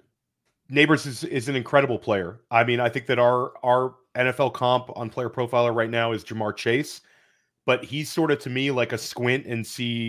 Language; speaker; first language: English; native; English